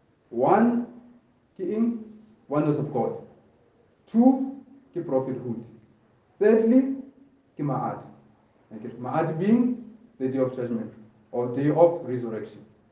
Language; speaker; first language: English; non-native, local second language; Southern Sotho